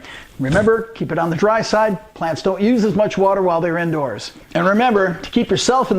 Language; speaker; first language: English; native; English